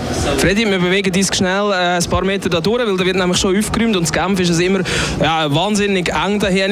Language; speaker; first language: German; native; German